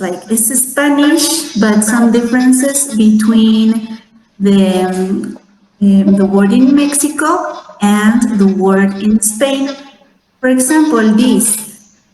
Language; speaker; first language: English; non-native, fluent; Spanish